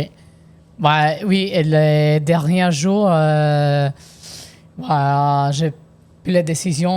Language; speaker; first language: French; non-native, learner; Italian